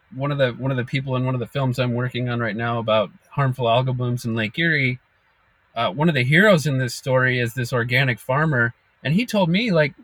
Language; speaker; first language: English; native; English